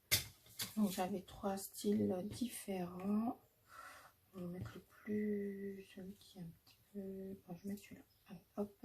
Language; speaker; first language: French; native; French